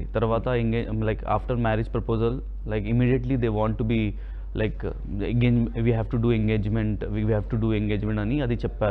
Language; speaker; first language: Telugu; non-native, local second language; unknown